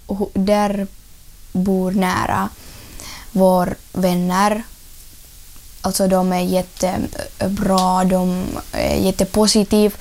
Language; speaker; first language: Swedish; early bilingual, other home language; Russian